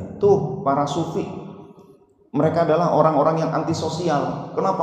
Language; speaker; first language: Indonesian; native; Indonesian